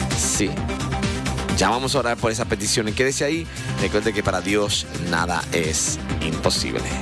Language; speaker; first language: Spanish; native; Spanish